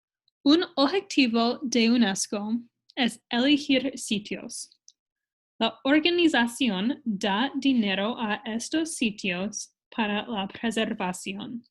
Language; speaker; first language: Spanish; non-native, fluent; English